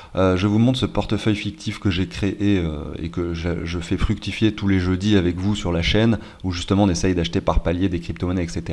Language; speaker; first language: French; native; French